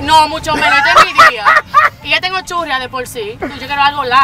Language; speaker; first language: Spanish; native; Spanish